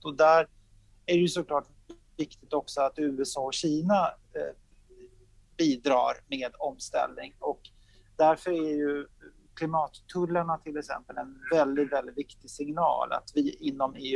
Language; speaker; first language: Swedish; native; Swedish